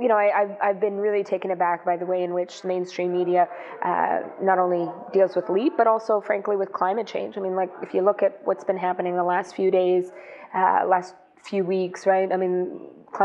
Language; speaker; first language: English; non-native, fluent; Greek